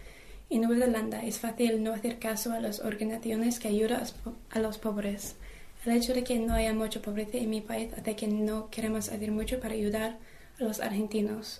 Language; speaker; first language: Spanish; non-native, learner; English